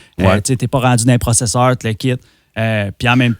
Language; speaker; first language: French; native; French